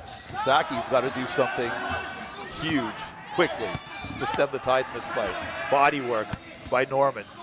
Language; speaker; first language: English; native; English